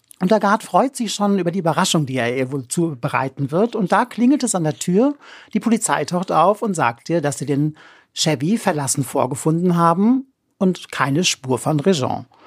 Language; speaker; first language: German; native; German